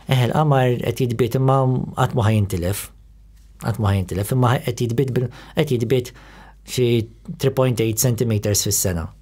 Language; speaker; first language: Maltese; native; Maltese